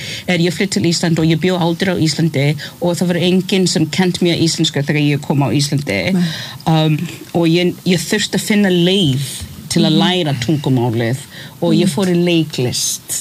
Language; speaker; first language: Icelandic; non-native, fluent; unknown